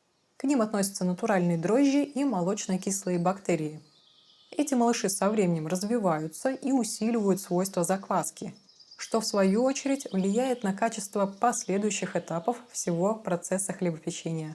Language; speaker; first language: Russian; native; Russian